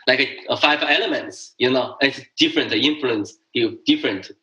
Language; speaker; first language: English; non-native, learner; Chinese